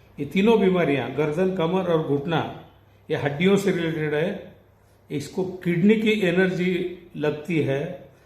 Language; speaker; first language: Hindi; non-native, local second language; Marathi